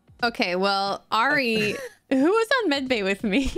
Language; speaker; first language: English; native; English